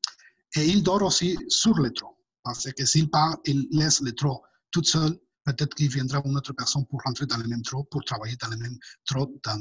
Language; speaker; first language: French; non-native, fluent; Spanish